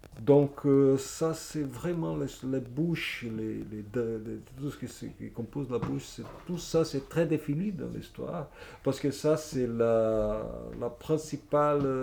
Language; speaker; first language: French; non-native, fluent; Portuguese